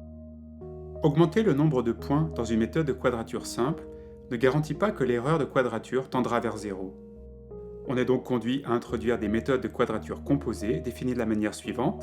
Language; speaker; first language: French; native; French